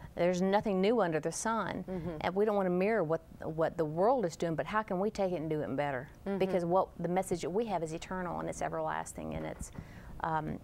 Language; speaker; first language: English; native; English